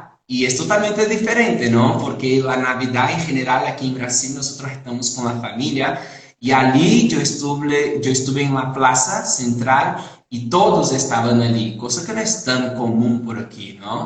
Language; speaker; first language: Spanish; non-native, fluent; Portuguese